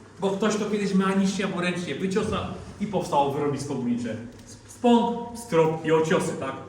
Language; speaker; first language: Polish; native; Polish